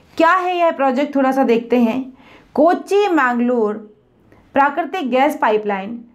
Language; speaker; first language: Hindi; native; Hindi